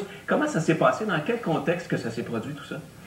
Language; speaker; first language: French; native; French